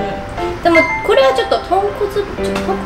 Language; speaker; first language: Japanese; non-native, fluent; Chinese